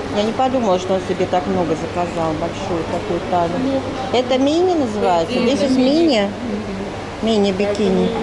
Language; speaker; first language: Russian; native; Russian